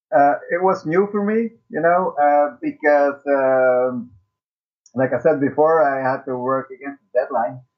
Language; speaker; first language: English; non-native, fluent; Dutch